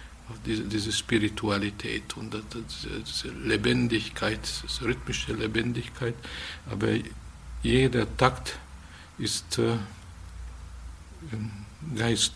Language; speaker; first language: German; non-native, fluent; Hungarian